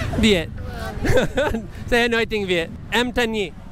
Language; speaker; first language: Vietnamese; non-native, learner; English